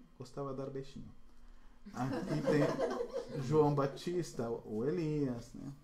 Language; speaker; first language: Portuguese; non-native, fluent; Spanish